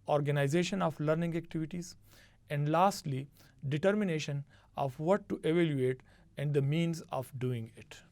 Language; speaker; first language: English; non-native, local second language; Urdu